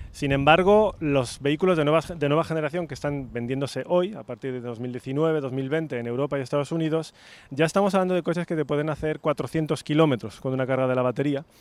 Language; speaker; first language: Spanish; native; Spanish